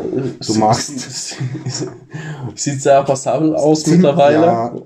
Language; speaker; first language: German; non-native, fluent; Romansh